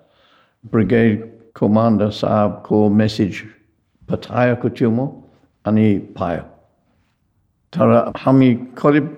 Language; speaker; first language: Nepali; non-native, fluent; English